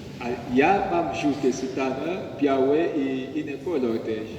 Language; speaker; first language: Polish; non-native, learner; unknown